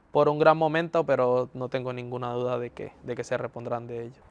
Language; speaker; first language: Spanish; native; Spanish